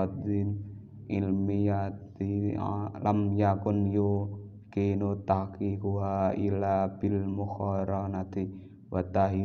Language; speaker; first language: Arabic; non-native, learner; Indonesian